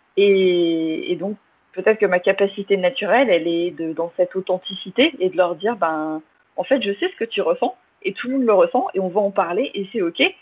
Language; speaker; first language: French; early bilingual, other home language; English